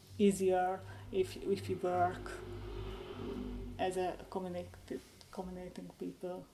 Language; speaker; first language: English; non-native, learner; Hungarian